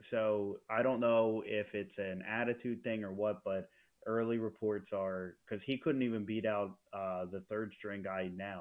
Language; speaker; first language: English; native; English